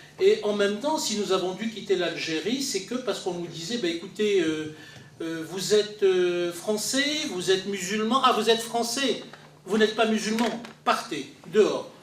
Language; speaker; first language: French; native; French